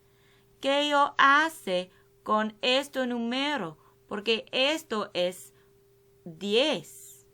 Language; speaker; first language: Spanish; non-native, learner; English